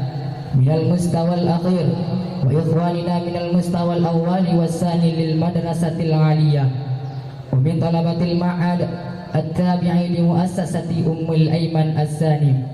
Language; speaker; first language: Arabic; non-native, learner; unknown